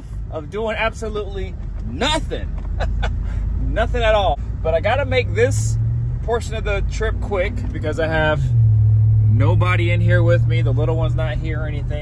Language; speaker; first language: English; native; English